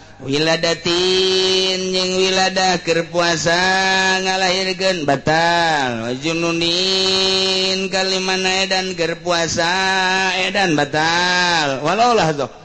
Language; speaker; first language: Sundanese; native; Sundanese